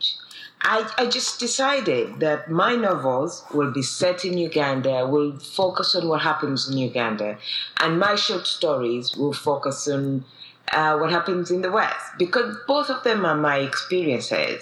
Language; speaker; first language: English; non-native, local second language; Ganda